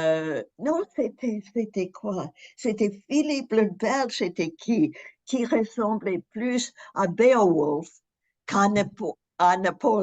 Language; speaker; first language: French; non-native, fluent; English